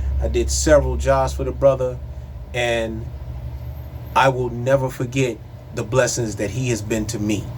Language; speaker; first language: English; native; English